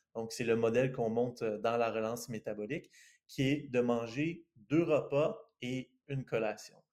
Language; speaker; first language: French; native; French